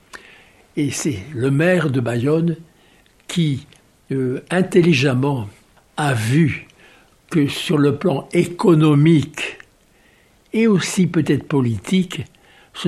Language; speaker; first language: French; native; French